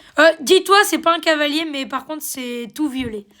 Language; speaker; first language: French; native; French